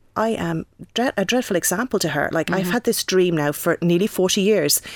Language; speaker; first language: English; native; English